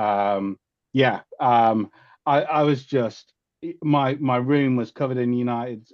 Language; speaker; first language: English; native; English